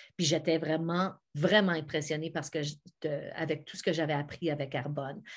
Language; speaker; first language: French; native; French